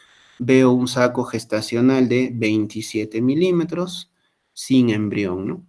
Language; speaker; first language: Spanish; native; Spanish